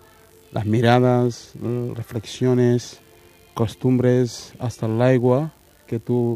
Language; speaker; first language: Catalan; early bilingual, other home language; Wolof